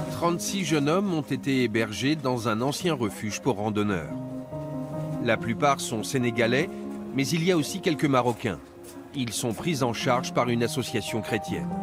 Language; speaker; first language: French; native; French